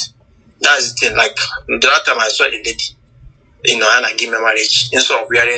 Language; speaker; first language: English; non-native, local second language; Igbo